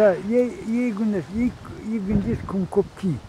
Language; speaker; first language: Romanian; non-native, local second language; Gagauz